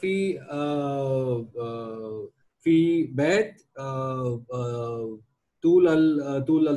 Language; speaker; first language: Arabic; non-native, learner; Hindi